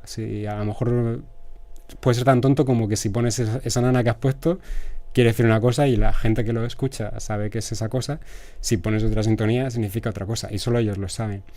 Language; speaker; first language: Spanish; native; Spanish